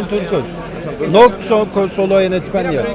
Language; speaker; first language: Spanish; non-native, learner; Turkish